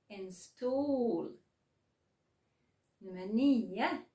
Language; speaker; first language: Swedish; non-native, fluent; Serbian